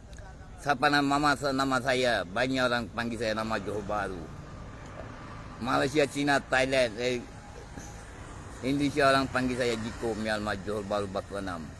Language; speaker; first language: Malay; non-native, learner; Bangla